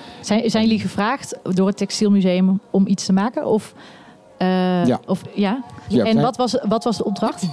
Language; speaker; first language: Dutch; native; Dutch